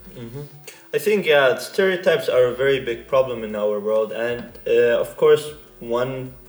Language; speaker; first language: English; non-native, fluent; Arabic